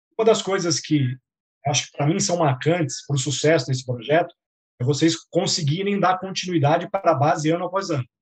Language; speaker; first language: Portuguese; native; Portuguese